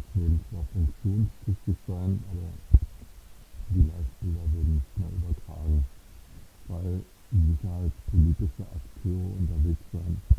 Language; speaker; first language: German; native; German